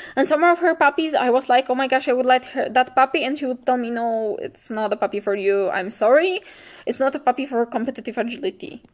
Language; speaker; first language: English; non-native, fluent; Polish